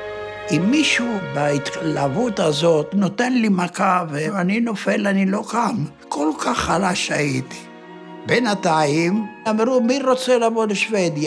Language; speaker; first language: Hebrew; non-native, fluent; Ladino